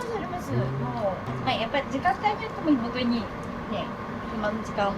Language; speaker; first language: Japanese; native; Japanese